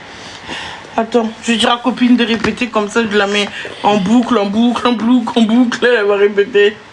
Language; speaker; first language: French; native; French